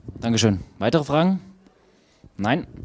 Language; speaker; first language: German; native; German